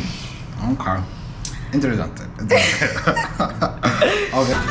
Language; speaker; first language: Spanish; non-native, learner; English